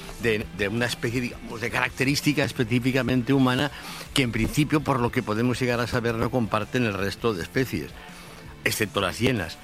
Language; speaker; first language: Spanish; native; Spanish